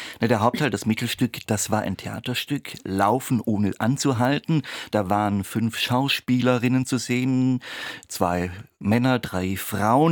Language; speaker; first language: German; native; German